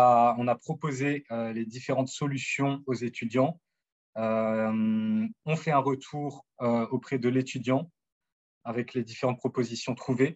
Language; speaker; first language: French; native; French